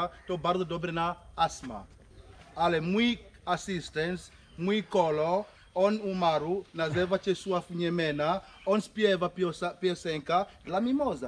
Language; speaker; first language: Polish; non-native, learner; Swahili